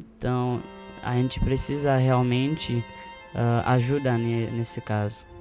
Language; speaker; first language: Portuguese; non-native, fluent; Haitian Creole